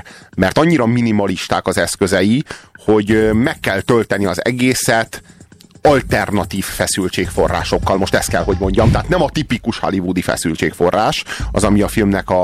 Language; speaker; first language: Hungarian; native; Hungarian